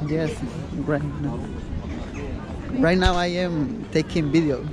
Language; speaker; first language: English; non-native, learner; Spanish